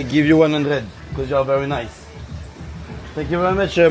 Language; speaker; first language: English; non-native, learner; French